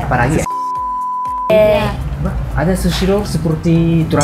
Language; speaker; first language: Indonesian; non-native, learner; Japanese